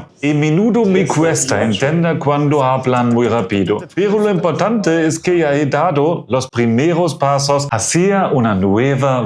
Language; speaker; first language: Spanish; non-native, learner; German